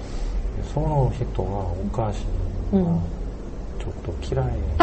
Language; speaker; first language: Japanese; non-native, learner; Korean